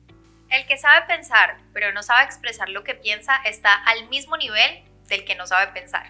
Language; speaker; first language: Spanish; native; Spanish